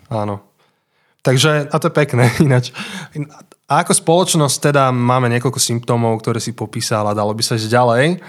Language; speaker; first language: Slovak; native; Slovak